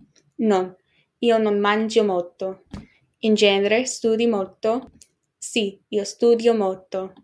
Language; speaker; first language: Italian; non-native, learner; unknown